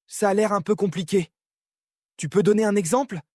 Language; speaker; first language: French; non-native, learner; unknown